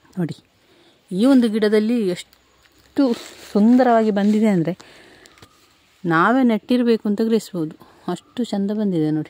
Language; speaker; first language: Kannada; native; Kannada